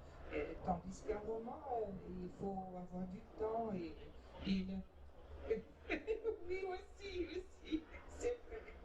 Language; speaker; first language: French; non-native, fluent; Portuguese